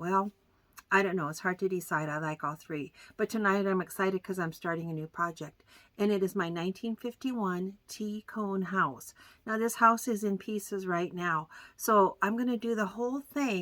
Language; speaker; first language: English; native; English